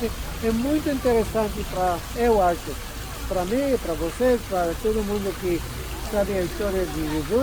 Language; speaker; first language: Portuguese; non-native, learner; Hebrew